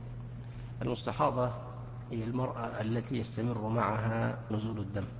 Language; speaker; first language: Arabic; native; Arabic